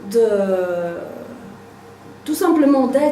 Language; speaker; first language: French; native; French